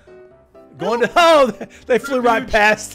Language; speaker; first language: English; native; English